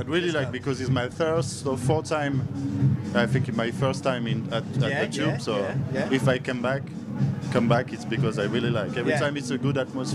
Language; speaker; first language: English; non-native, learner; French